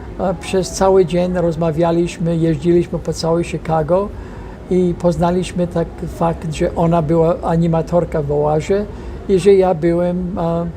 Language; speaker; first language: Polish; non-native, fluent; English